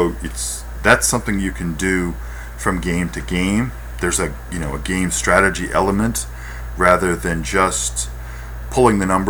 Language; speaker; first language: English; native; English